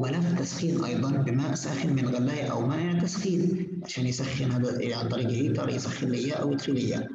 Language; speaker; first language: Arabic; native; Arabic